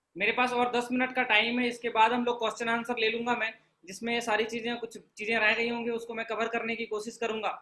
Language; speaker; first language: Hindi; native; Hindi